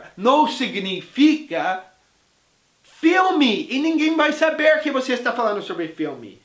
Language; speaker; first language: Portuguese; non-native, fluent; English